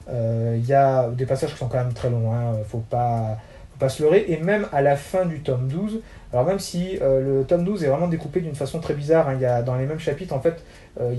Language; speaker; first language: French; native; French